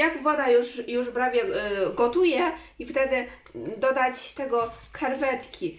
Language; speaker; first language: Polish; non-native, learner; Chinese